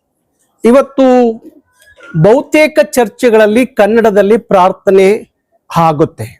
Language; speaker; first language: Kannada; native; Kannada